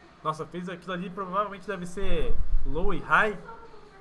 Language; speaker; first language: Portuguese; native; Portuguese